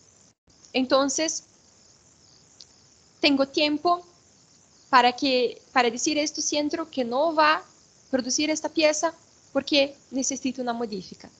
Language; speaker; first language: Spanish; non-native, fluent; Portuguese